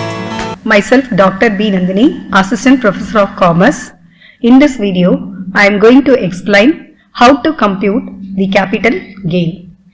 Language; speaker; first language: English; non-native, local second language; Tamil